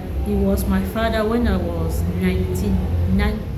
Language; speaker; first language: English; non-native, learner; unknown